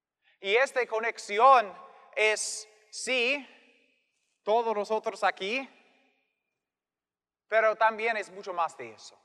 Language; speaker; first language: Spanish; non-native, fluent; English